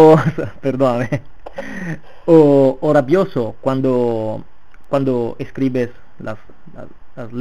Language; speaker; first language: Spanish; non-native, fluent; Italian